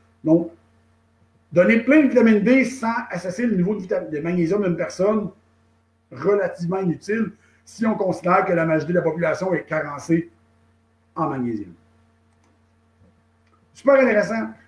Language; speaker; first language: French; native; French